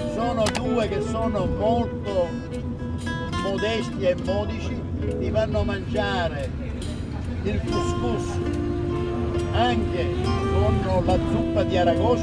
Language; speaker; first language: Italian; native; Italian